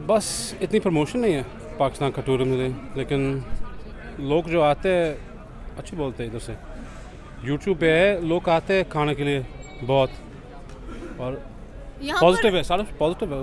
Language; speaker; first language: Hindi; early bilingual, heritage; Urdu